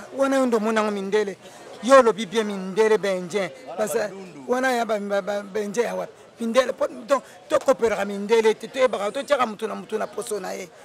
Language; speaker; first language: Lingala; native; Lingala